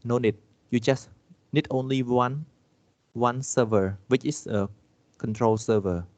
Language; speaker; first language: English; non-native, fluent; Khmer